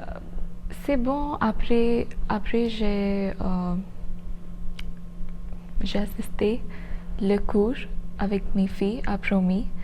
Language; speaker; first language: French; non-native, learner; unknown